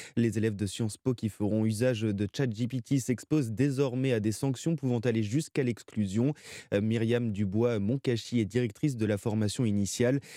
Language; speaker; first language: French; native; French